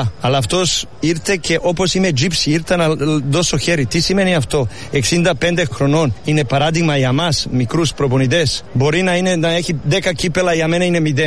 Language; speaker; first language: Greek; non-native, learner; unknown